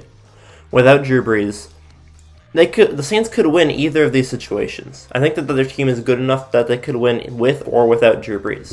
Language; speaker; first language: English; native; English